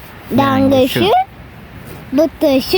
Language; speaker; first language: German; non-native, learner; Malayalam